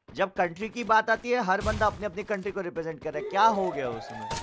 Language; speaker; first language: Hindi; native; Hindi